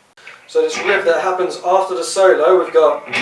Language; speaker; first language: English; native; English